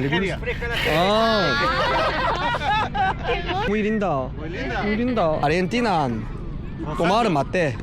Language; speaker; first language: Spanish; non-native, learner; Korean